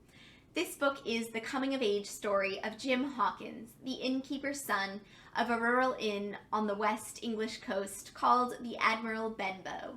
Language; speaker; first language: English; native; English